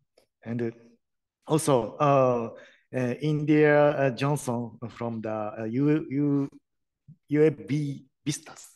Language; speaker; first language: English; non-native, learner; Japanese